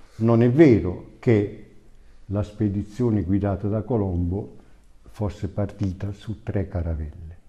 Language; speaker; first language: Italian; native; Italian